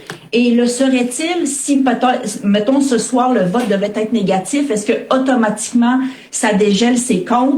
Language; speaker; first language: French; native; French